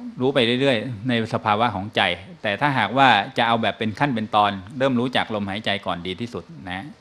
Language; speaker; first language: Thai; native; Thai